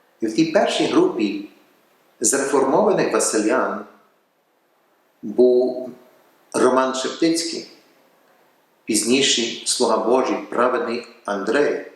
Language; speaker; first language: Ukrainian; early bilingual, heritage; Ukrainian